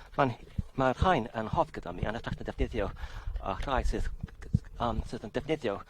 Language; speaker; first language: Welsh; non-native, learner; English